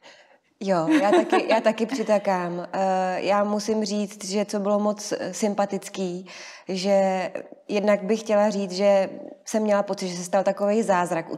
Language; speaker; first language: Czech; native; Czech